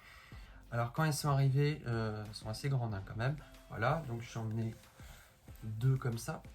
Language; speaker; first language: French; native; French